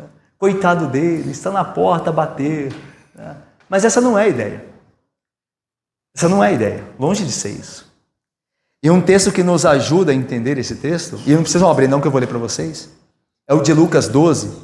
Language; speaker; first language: Portuguese; native; Portuguese